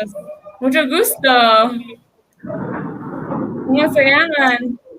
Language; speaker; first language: Spanish; non-native, learner; English